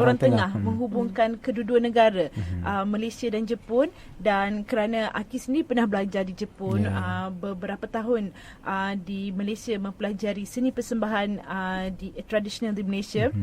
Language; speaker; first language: Malay; native; Malay